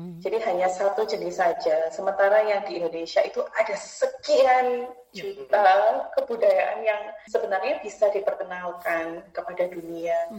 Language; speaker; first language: Indonesian; native; Indonesian